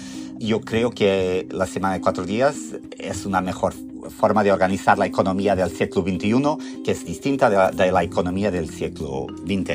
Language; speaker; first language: Spanish; non-native, fluent; Portuguese